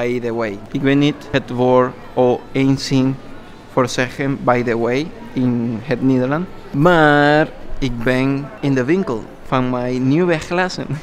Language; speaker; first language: Dutch; non-native, learner; Spanish